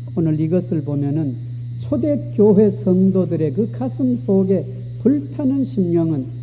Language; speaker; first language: Korean; native; Korean